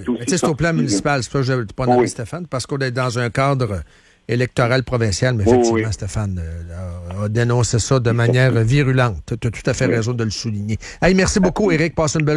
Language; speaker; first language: French; native; French